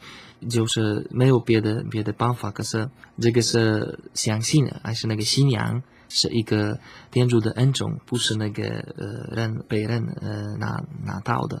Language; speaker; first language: Chinese; non-native, fluent; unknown